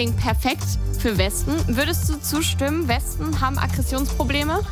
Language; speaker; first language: German; native; German